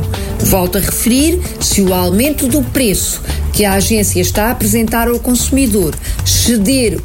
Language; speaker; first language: Portuguese; native; Portuguese